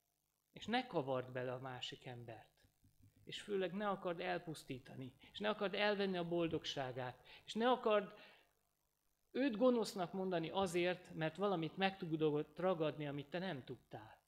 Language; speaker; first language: Hungarian; native; Hungarian